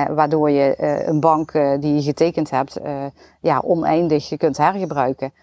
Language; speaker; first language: Dutch; native; Dutch